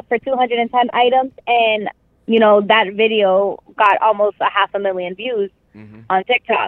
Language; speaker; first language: English; native; English